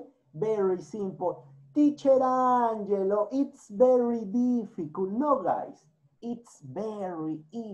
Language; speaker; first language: English; non-native, learner; Spanish